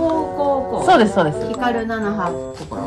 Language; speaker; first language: Japanese; native; Japanese